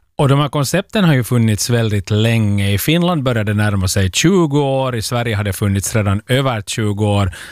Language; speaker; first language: Swedish; native; Swedish